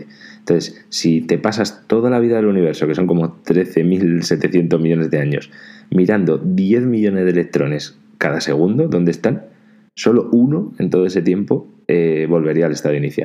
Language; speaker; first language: Spanish; native; Spanish